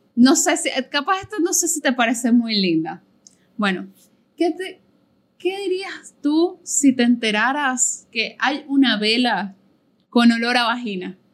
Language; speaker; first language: Spanish; native; Spanish